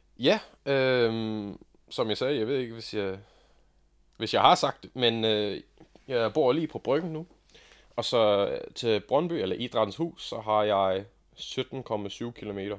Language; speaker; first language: Danish; non-native, fluent; English